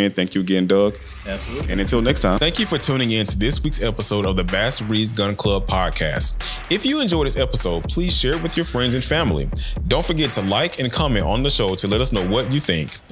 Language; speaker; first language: English; native; English